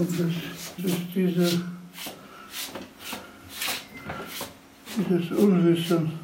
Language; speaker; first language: German; non-native, fluent; Polish